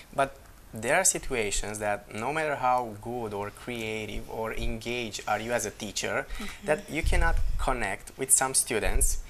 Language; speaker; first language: English; non-native, fluent; Romanian